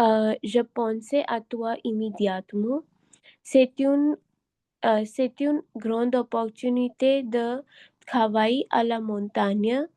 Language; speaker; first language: French; non-native, learner; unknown